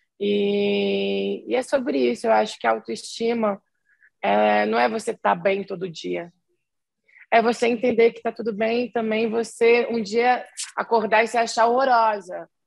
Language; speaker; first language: Portuguese; native; Portuguese